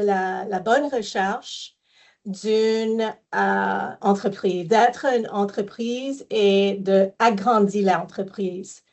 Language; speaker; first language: French; non-native, fluent; English